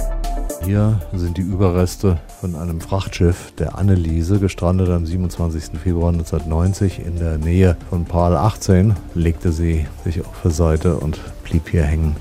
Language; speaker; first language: German; native; German